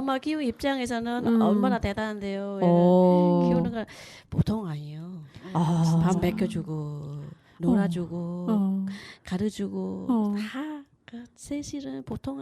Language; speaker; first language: Korean; non-native, learner; Vietnamese